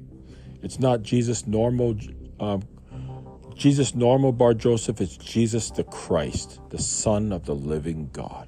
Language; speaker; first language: English; native; English